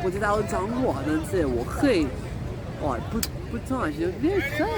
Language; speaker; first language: Chinese; non-native, learner; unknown